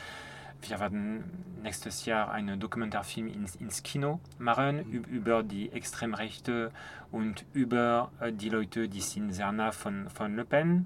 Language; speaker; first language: German; non-native, fluent; French